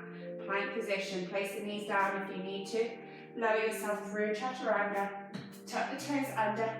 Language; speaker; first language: English; native; English